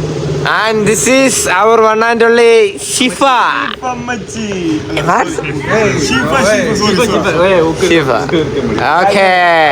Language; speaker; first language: English; non-native, local second language; Malayalam